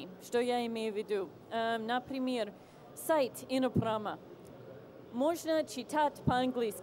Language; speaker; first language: Russian; non-native, fluent; English